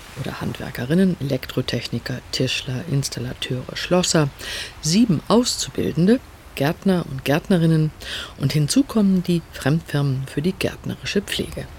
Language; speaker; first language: German; native; German